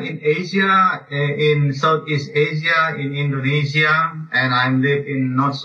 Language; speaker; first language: English; non-native, learner; Indonesian